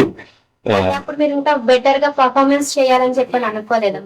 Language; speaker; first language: Telugu; native; Telugu